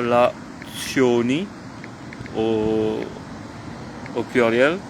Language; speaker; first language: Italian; non-native, fluent; French